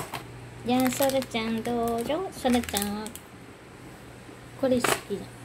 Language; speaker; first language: Japanese; non-native, learner; Vietnamese